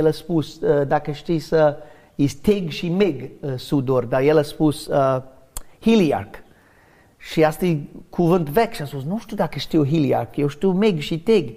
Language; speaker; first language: Romanian; non-native, learner; English